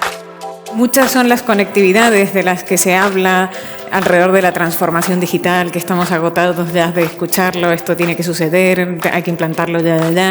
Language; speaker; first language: Spanish; native; Spanish